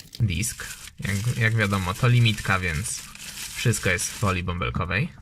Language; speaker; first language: Polish; native; Polish